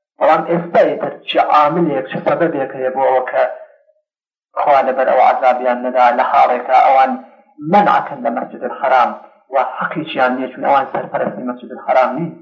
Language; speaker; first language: Central Kurdish; non-native, local second language; Gurani